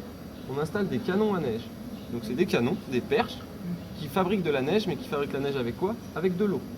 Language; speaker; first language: French; native; French